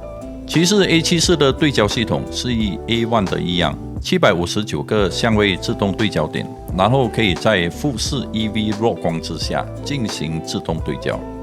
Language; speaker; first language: Chinese; native; Chinese